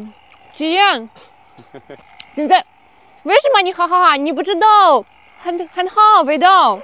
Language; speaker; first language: Chinese; non-native, learner; Ukrainian